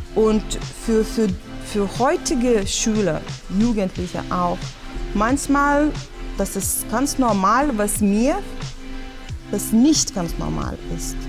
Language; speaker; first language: German; non-native, fluent; Lithuanian